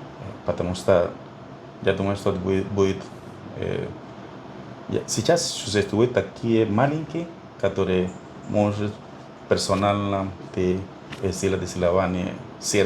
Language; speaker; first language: Russian; non-native, fluent; Spanish